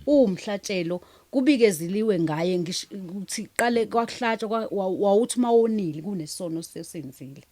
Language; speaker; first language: Zulu; native; Zulu